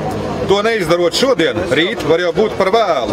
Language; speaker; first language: Latvian; native; Latvian